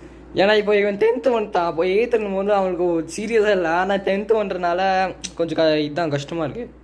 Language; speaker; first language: Tamil; early bilingual, heritage; Tamil